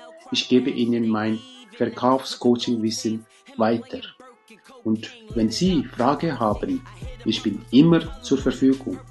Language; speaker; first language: German; non-native, learner; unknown